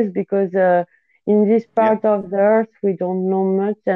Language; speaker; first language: English; non-native, fluent; French